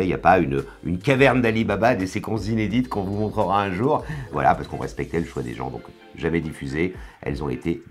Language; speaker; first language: French; native; French